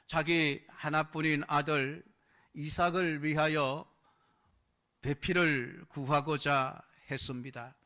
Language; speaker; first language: Korean; native; Korean